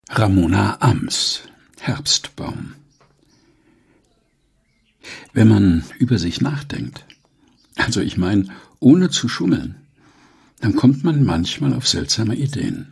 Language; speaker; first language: German; native; German